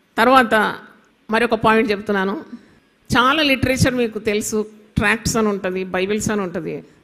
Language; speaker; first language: Telugu; non-native, local second language; Malayalam